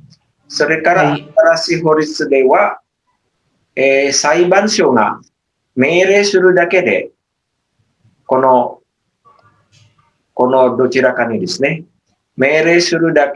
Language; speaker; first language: Japanese; non-native, fluent; Indonesian